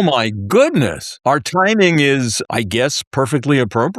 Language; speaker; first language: English; native; English